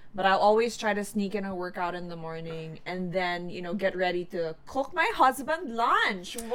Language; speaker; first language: English; non-native, local second language; Filipino